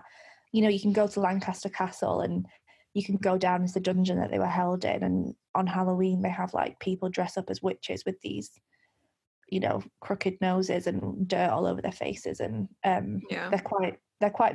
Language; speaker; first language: English; native; English